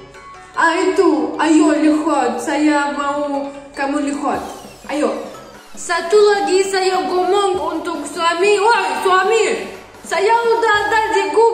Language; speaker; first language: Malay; non-native, learner; Russian